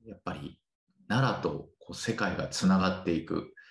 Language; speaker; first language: Japanese; native; Japanese